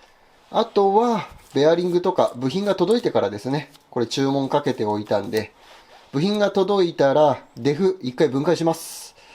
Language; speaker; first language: Japanese; native; Japanese